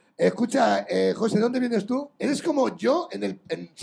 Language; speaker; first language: Spanish; native; Spanish